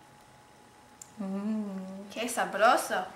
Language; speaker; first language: Spanish; non-native, learner; English